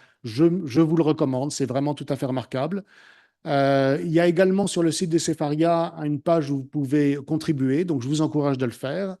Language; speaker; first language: French; native; French